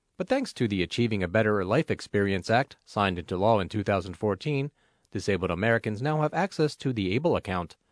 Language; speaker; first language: English; native; English